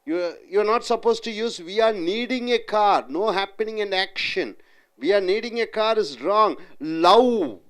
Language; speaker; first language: English; non-native, local second language; Tamil